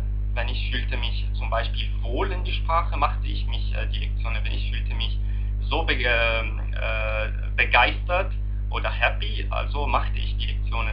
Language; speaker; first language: German; non-native, learner; Arabic